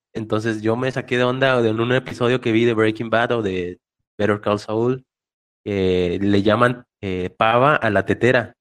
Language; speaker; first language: Spanish; native; Spanish